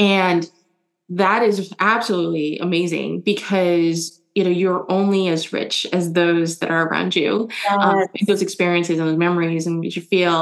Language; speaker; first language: English; early bilingual, other home language; German